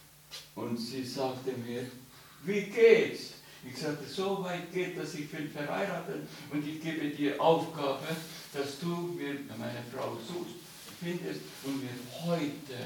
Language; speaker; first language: German; non-native, learner; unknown